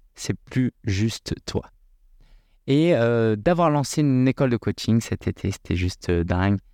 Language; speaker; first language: French; native; French